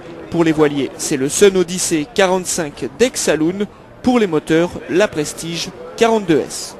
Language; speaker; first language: French; native; French